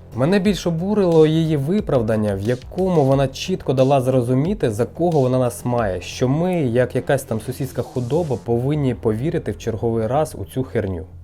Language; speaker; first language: Ukrainian; non-native, local second language; Russian